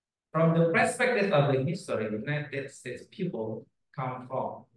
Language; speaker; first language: English; non-native, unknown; Indonesian